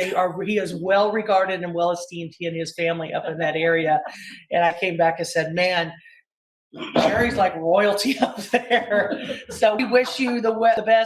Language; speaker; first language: English; native; English